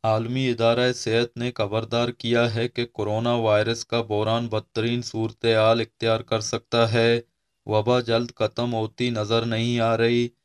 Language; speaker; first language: Urdu; non-native, local second language; Baluchi